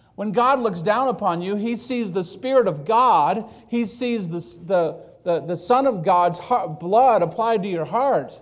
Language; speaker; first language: English; early bilingual, other home language; Polish